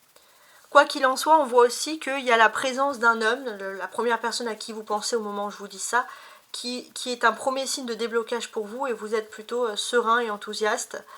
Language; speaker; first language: French; native; French